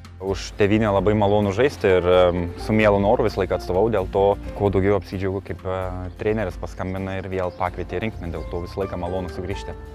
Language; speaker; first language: Lithuanian; early bilingual, heritage; Lithuanian